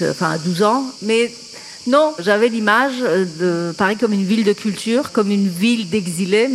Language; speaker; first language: French; non-native, fluent; Persian